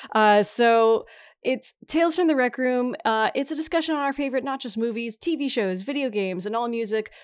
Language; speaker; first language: English; native; English